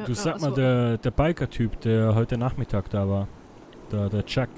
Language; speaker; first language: German; native; German